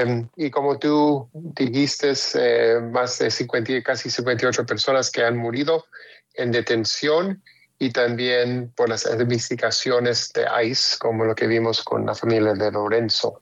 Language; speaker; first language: Spanish; early bilingual, heritage; Spanish